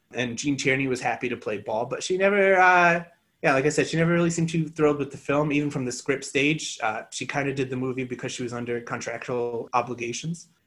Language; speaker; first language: English; native; English